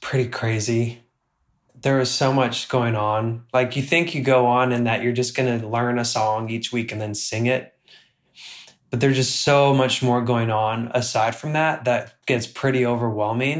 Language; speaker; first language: English; native; English